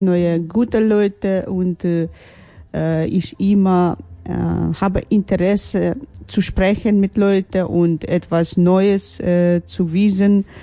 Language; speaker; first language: German; non-native, learner; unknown